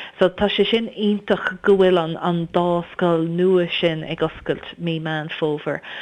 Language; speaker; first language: Irish; native; Irish